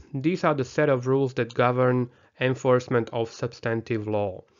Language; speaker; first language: English; non-native, fluent; Slovak